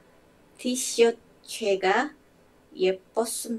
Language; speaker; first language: Korean; non-native, learner; Indonesian